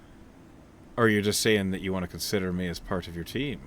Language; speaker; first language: English; native; English